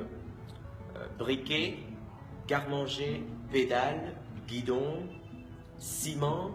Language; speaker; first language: French; non-native, fluent; Vietnamese